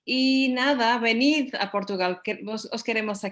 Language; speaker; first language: Spanish; non-native, fluent; Portuguese